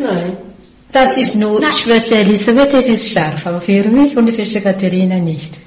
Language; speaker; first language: German; non-native, learner; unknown